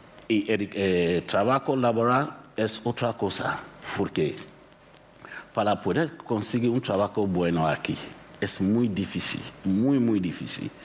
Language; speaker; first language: Spanish; non-native, learner; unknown